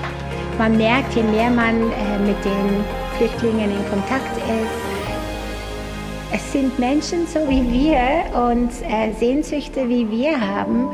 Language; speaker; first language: German; non-native, fluent; Dutch